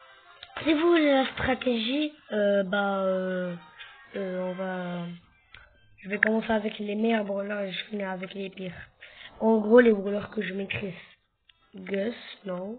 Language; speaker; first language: French; native; French